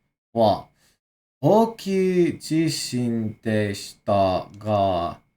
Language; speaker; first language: Japanese; non-native, learner; English